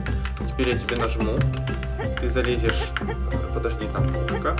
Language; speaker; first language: Russian; native; Russian